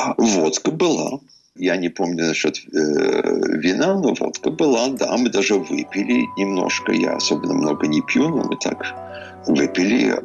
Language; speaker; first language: Russian; early bilingual, heritage; English